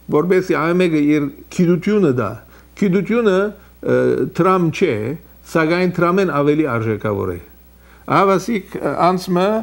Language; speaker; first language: Armenian; early bilingual, heritage; Armenian